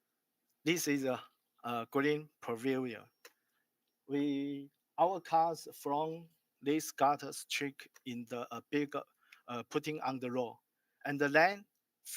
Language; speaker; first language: English; non-native, learner; Chinese